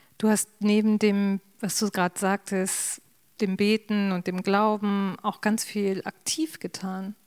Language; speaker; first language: German; native; German